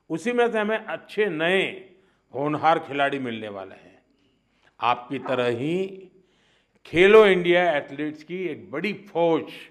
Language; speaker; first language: Hindi; non-native, local second language; Gujarati